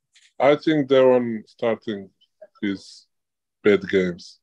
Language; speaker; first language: English; non-native, learner; Georgian